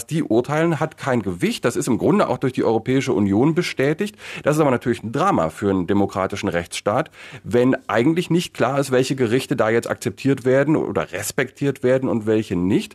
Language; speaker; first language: German; native; German